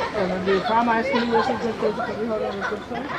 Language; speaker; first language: Danish; native; Danish